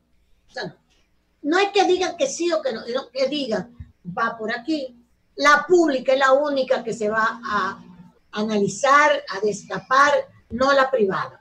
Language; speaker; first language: Spanish; native; Spanish